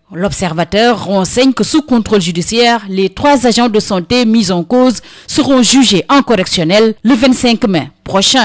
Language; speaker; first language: French; non-native, local second language; Wolof